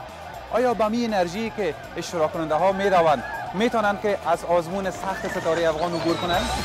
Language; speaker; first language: Persian; native; Persian